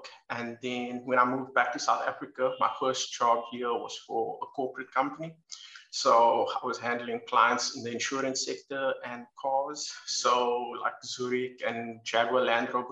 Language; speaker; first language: English; native; English